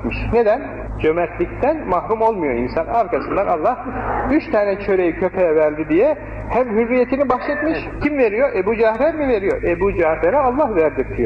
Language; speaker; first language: Turkish; native; Turkish